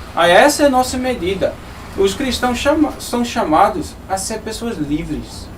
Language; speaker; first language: Portuguese; non-native, fluent; English